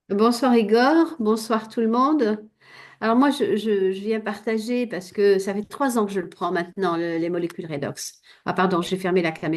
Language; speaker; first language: French; native; French